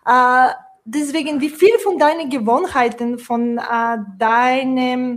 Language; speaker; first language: German; non-native, fluent; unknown